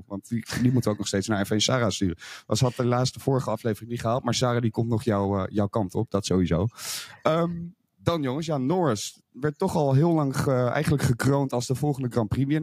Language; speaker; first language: Dutch; native; Dutch